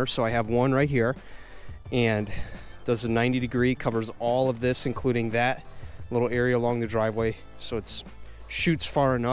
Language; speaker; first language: English; native; English